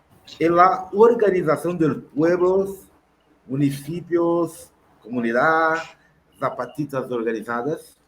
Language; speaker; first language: Spanish; non-native, local second language; Portuguese